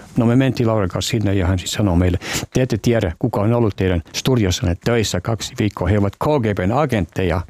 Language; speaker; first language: Finnish; native; Finnish